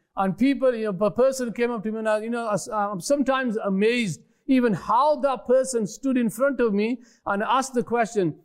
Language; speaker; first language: English; early bilingual, other home language; Urdu